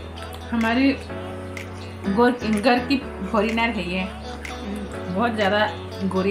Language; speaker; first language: Hindi; non-native, local second language; Bangla